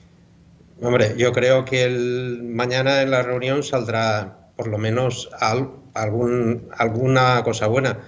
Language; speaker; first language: Spanish; native; Spanish